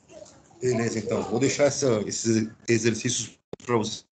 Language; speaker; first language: Portuguese; native; Portuguese